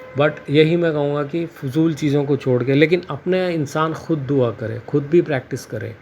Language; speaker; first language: Urdu; native; Urdu